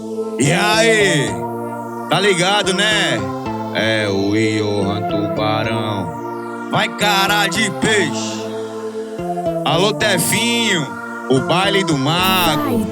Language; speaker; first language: Portuguese; native; Portuguese